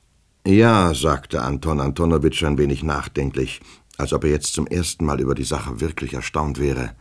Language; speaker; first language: German; native; German